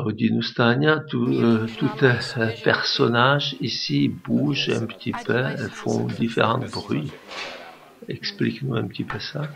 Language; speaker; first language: French; non-native, fluent; Czech